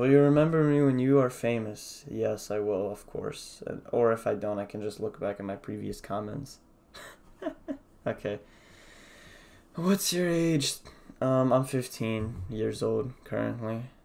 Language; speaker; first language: English; early bilingual, other home language; Russian